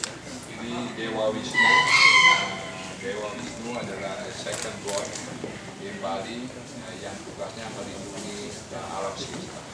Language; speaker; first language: Indonesian; non-native, local second language; Balinese